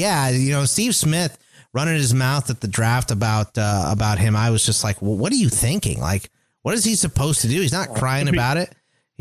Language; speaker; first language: English; native; English